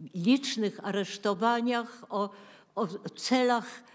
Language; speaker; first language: Polish; native; Polish